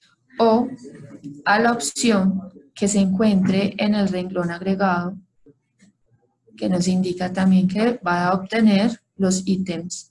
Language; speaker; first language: Spanish; native; Spanish